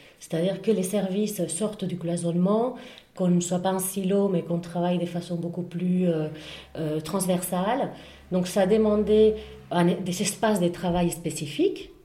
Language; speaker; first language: French; non-native, fluent; Spanish